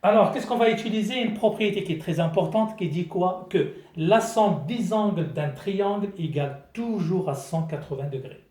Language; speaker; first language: French; non-native, local second language; Arabic